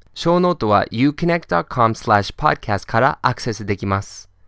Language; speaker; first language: Japanese; non-native, fluent; English